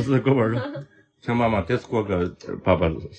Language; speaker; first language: Russian; non-native, learner; Chinese